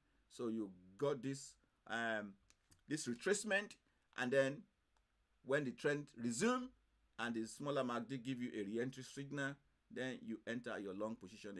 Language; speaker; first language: English; non-native, fluent; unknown